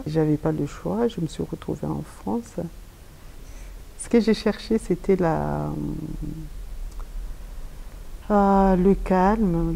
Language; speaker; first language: French; non-native, local second language; Kinyarwanda